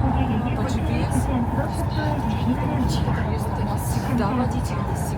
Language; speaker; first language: Russian; native; Russian